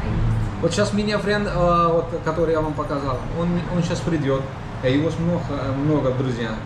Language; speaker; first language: Russian; non-native, learner; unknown